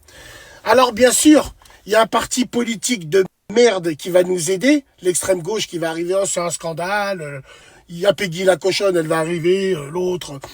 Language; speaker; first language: French; native; French